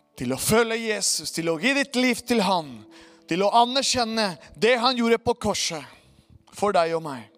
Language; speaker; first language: Norwegian; non-native, fluent; Spanish